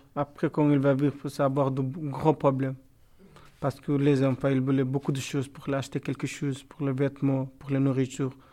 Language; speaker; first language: French; non-native, learner; Bangla